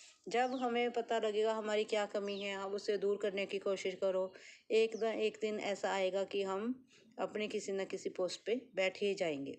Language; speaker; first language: Hindi; native; Hindi